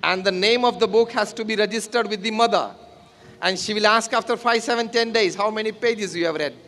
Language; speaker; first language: English; non-native, local second language; Gujarati